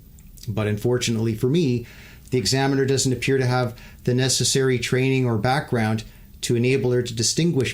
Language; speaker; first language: English; native; English